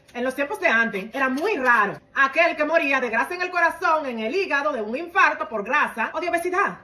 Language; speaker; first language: Spanish; native; Spanish